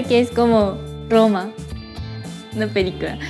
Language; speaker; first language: Spanish; non-native, learner; Japanese